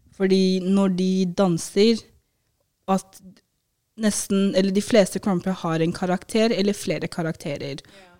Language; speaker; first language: Norwegian; early bilingual, other home language; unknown